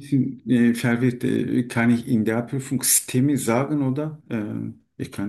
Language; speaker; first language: German; non-native, learner; Turkish